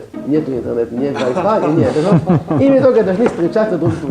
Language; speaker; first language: Russian; non-native, learner; Hebrew